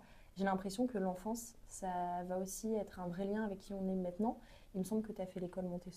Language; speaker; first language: French; native; French